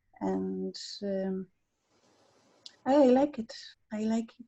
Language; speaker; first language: English; non-native, learner; Polish